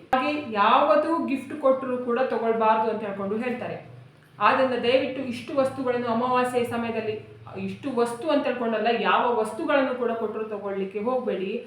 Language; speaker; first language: Kannada; native; Kannada